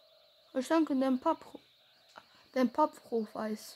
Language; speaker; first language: German; non-native, learner; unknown